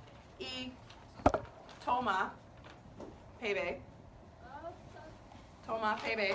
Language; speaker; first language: Spanish; non-native, learner; English